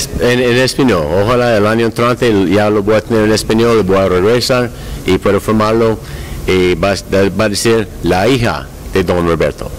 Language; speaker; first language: Spanish; non-native, learner; English